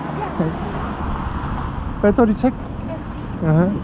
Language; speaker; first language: English; non-native, learner; Thai